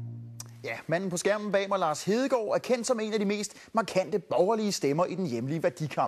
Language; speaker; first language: Danish; native; Danish